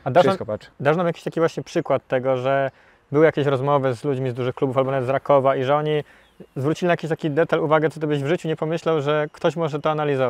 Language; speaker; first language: Polish; native; Polish